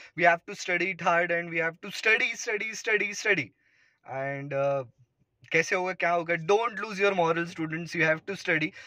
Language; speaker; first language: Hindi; non-native, local second language; Marathi